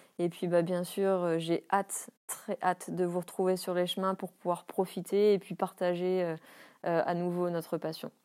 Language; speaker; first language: French; native; French